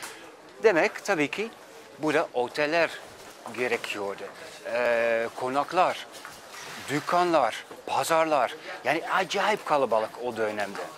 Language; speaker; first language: Turkish; non-native, fluent; Dutch